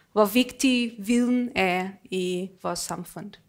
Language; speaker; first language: Danish; non-native, fluent; Portuguese